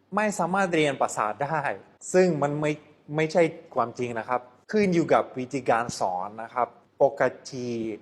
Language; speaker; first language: Thai; non-native, fluent; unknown